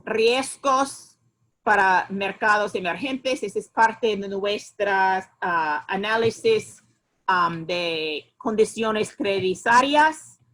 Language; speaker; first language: Spanish; non-native, fluent; English